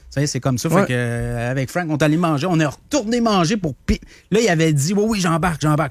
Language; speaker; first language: French; native; French